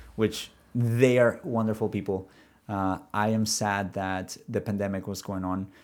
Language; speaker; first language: English; early bilingual, other home language; Spanish